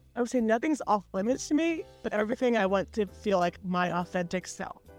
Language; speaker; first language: English; native; English